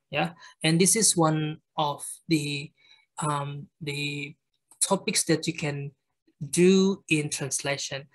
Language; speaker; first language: English; non-native, fluent; Indonesian